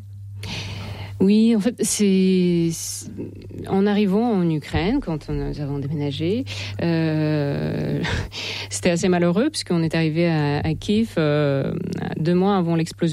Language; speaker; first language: French; non-native, fluent; Russian